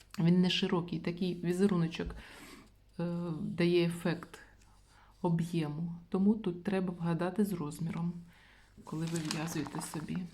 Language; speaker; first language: Ukrainian; non-native, local second language; Russian